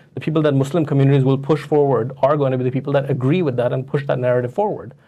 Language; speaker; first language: English; non-native, local second language; Urdu